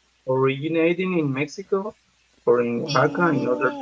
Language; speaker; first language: English; non-native, learner; Spanish